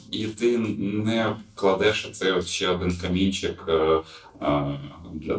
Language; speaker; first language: Ukrainian; non-native, local second language; Russian